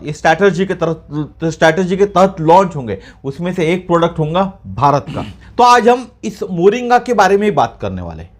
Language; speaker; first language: Hindi; non-native, local second language; Marathi